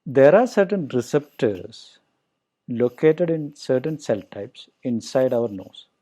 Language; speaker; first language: English; non-native, local second language; Malayalam